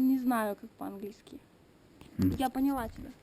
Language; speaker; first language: Russian; native; Russian